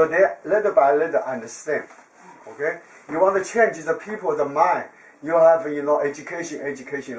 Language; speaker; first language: English; non-native, learner; Chinese